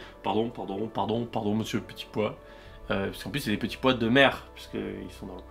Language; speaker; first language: French; native; French